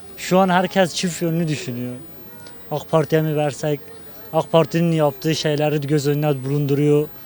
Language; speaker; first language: Turkish; non-native, local second language; Kurdish